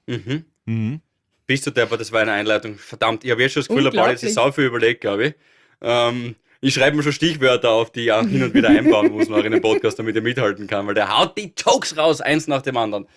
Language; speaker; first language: German; native; German